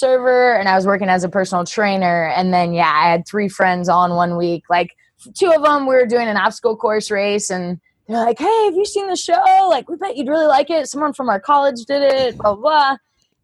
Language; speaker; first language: English; native; English